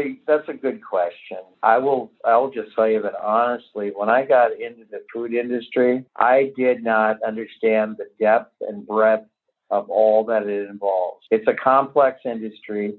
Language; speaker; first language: English; native; English